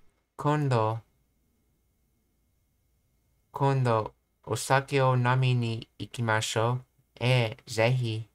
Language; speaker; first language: Japanese; non-native, learner; English